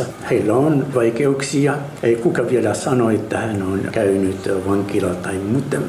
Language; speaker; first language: Finnish; non-native, learner; Arabic